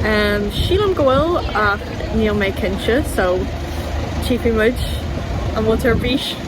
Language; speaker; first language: Irish; non-native, local second language; English